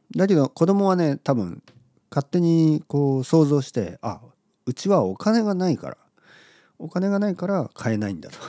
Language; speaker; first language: Japanese; native; Japanese